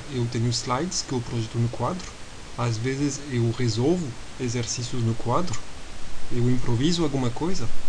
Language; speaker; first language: Portuguese; non-native, fluent; French